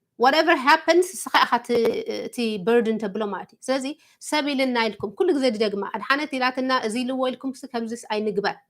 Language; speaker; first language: Tigrinya; early bilingual, heritage; Tigrinya